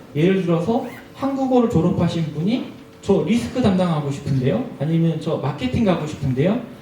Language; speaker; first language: Korean; native; Korean